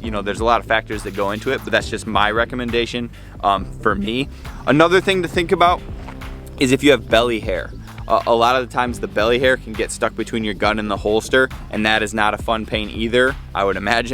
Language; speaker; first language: English; native; English